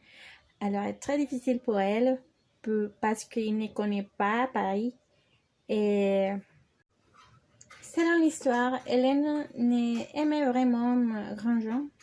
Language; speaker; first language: French; non-native, learner; Spanish